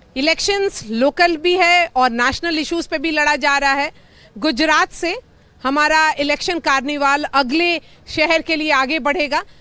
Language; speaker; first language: Hindi; native; Hindi